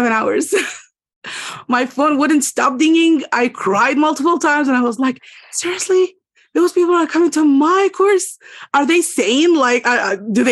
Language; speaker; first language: English; non-native, fluent; Arabic